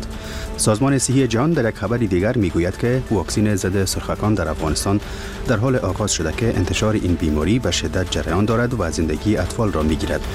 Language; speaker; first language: Persian; native; Persian